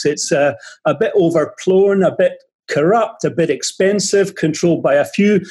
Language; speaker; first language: English; native; English